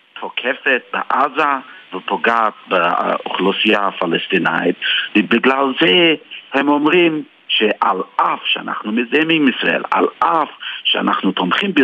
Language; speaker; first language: Hebrew; non-native, fluent; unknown